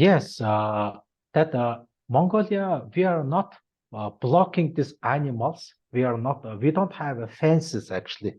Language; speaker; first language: English; non-native, learner; Mongolian